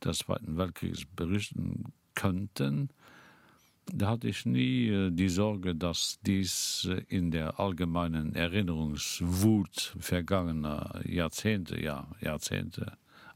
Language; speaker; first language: German; non-native, local second language; Luxembourgish